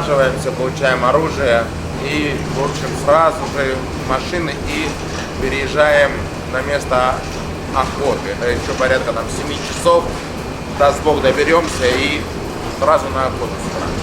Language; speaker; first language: Russian; native; Russian